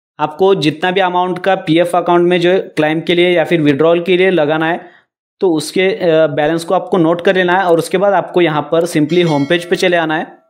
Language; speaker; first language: Hindi; non-native, local second language; Marathi